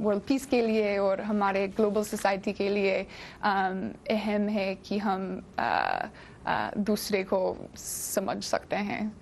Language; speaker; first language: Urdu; non-native, learner; English